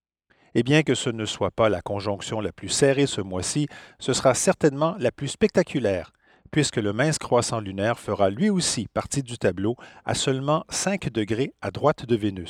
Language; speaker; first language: French; native; French